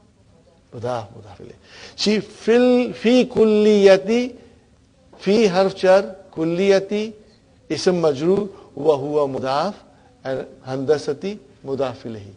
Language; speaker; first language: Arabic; non-native, fluent; English